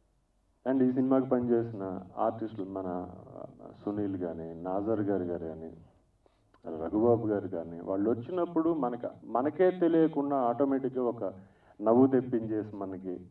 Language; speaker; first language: Telugu; native; Telugu